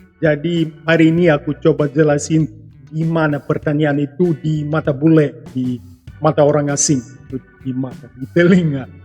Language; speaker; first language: Indonesian; non-native, fluent; Russian